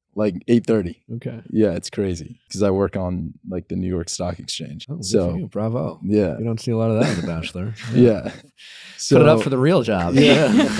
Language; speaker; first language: English; native; English